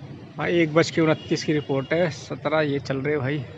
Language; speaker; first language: Hindi; native; Hindi